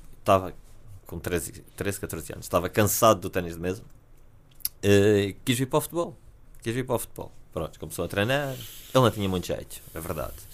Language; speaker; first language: Portuguese; native; Portuguese